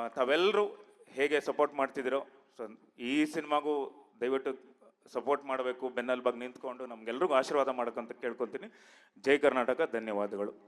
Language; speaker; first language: Kannada; native; Kannada